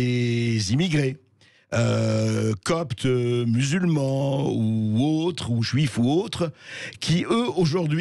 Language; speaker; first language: French; native; French